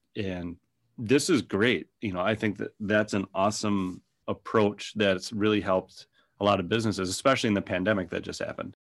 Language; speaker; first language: English; native; English